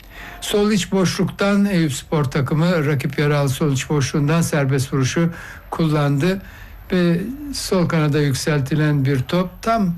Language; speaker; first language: Turkish; native; Turkish